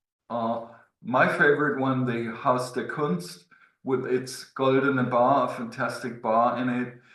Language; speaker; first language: English; non-native, fluent; German